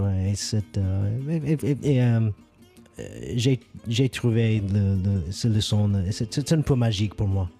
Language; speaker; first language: French; non-native, learner; English